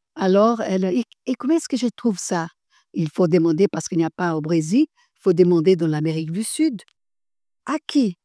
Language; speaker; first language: French; non-native, fluent; Portuguese